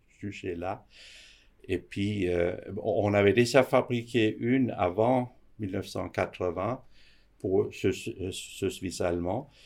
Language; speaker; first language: French; non-native, fluent; Danish